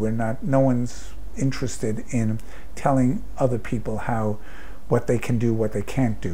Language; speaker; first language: English; native; English